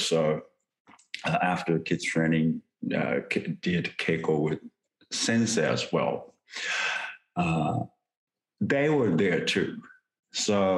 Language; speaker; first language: English; non-native, fluent; Japanese